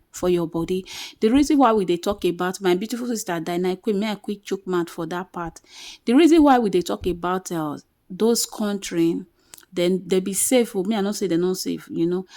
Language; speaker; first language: Nigerian Pidgin; native; Nigerian Pidgin